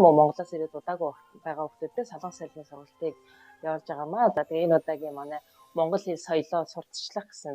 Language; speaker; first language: Mongolian; native; Mongolian